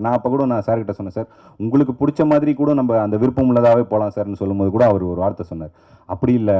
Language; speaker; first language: Tamil; native; Tamil